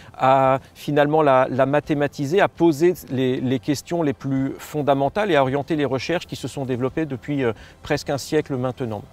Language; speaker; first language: French; native; French